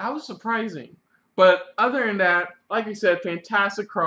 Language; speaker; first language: English; native; English